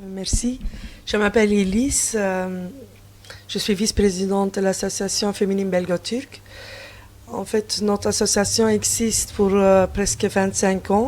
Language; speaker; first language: French; non-native, fluent; Turkish